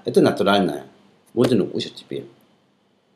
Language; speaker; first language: Russian; non-native, learner; Korean